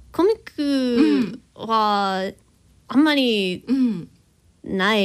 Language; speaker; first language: Japanese; non-native, learner; English